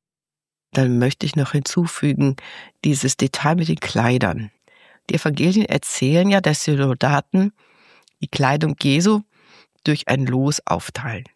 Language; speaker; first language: German; native; German